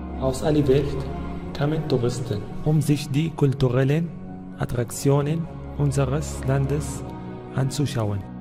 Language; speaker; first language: German; non-native, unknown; Arabic